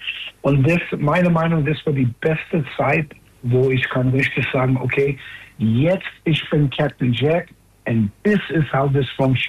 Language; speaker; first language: German; non-native, fluent; English